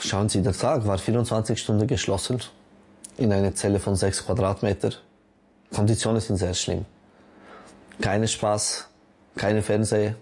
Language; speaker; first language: German; non-native, local second language; French